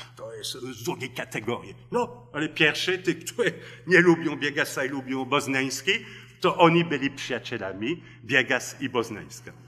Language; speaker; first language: Polish; early bilingual, heritage; Polish